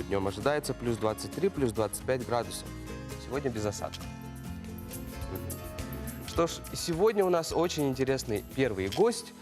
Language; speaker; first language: Russian; native; Russian